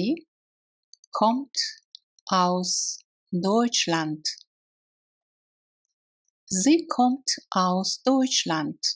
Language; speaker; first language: German; non-native, fluent; Russian